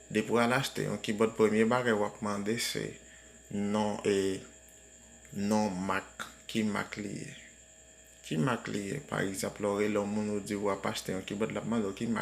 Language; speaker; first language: French; non-native, learner; Haitian Creole